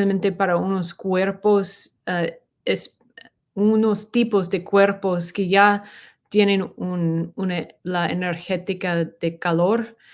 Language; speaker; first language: Spanish; non-native, learner; English